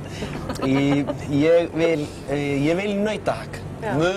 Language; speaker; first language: Icelandic; non-native, learner; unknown